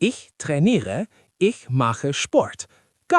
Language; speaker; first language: German; non-native, learner; English